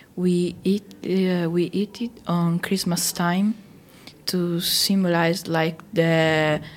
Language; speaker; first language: English; non-native, learner; Italian